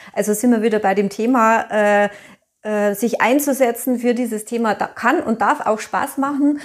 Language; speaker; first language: German; native; German